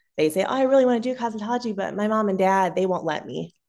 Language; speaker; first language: English; native; English